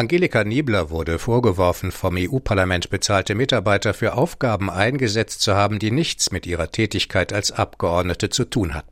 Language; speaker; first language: German; native; German